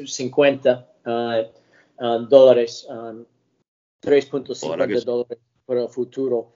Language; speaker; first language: Spanish; early bilingual, heritage; English